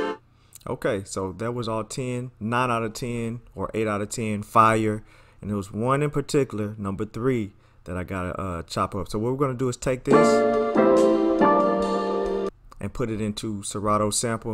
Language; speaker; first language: English; native; English